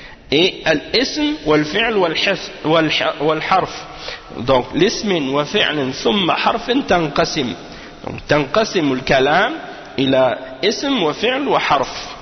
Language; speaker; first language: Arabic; non-native, fluent; French